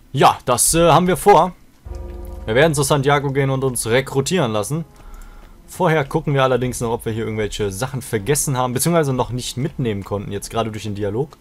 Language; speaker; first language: German; native; German